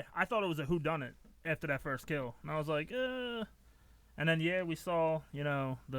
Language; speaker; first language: English; native; English